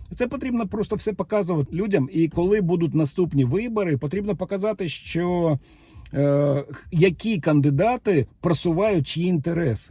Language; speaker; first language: Ukrainian; native; Ukrainian